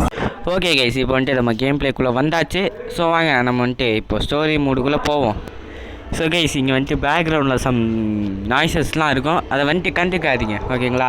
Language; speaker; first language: Tamil; native; Tamil